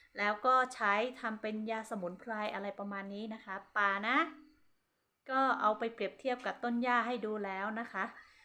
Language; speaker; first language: Thai; non-native, local second language; Hmong